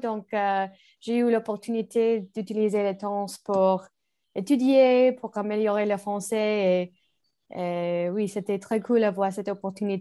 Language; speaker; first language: French; non-native, learner; English